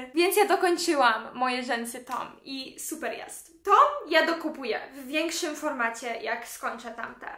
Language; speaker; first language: Polish; early bilingual, heritage; Polish